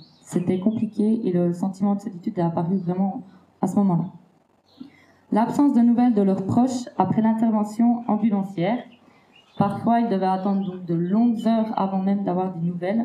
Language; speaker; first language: French; native; French